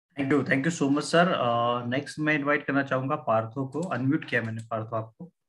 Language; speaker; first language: Hindi; native; Hindi